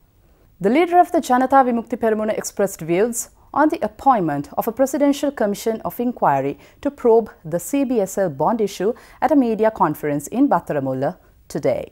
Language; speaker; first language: English; non-native, local second language; Sinhala